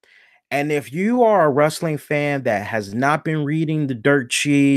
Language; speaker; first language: English; native; English